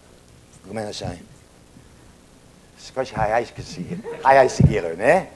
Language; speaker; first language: Japanese; non-native, learner; English